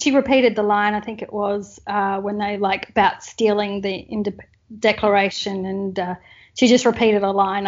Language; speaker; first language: English; native; English